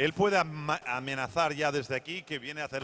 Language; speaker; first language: Spanish; native; Spanish